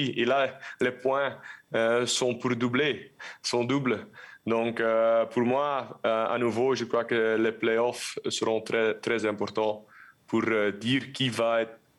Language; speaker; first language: French; non-native, local second language; Dutch